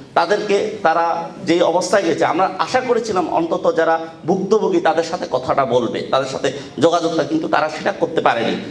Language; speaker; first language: Bangla; non-native, local second language; Chakma